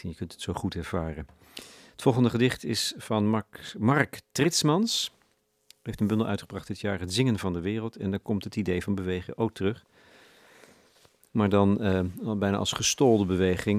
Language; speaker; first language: Dutch; native; Dutch